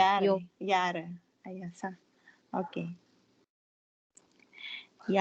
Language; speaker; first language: German; non-native, learner; Filipino